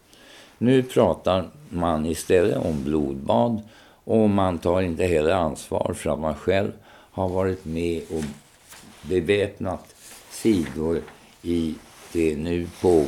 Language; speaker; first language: Swedish; native; Swedish